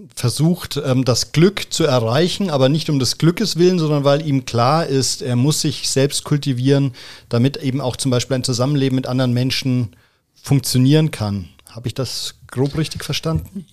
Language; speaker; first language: German; native; German